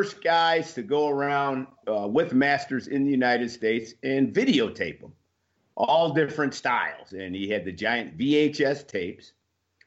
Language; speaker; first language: English; native; English